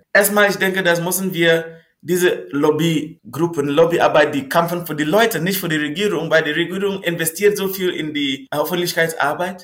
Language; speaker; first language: German; non-native, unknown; Northern Sotho